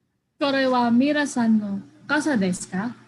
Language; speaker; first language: Japanese; non-native, learner; Filipino